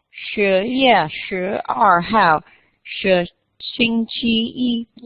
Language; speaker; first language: Chinese; non-native, learner; English